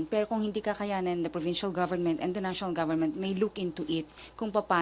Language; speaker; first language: Filipino; native; Filipino